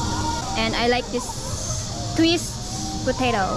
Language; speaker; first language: English; non-native, local second language; Filipino